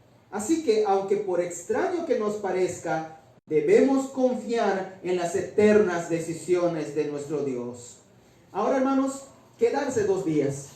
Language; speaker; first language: Spanish; native; Spanish